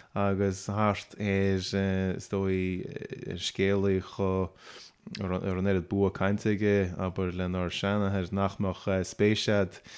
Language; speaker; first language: Irish; native; Irish